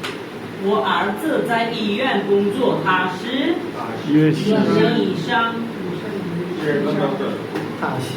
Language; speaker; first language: Chinese; non-native, fluent; Bangla